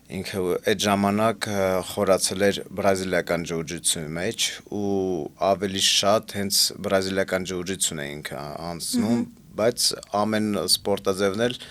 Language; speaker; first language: Armenian; early bilingual, heritage; Armenian